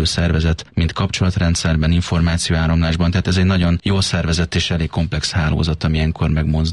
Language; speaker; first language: Hungarian; native; Hungarian